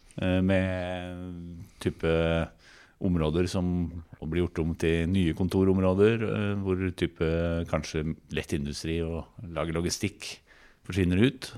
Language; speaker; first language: Norwegian; native; Norwegian